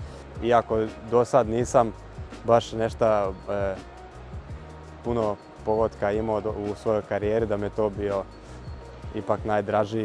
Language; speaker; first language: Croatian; early bilingual, heritage; Croatian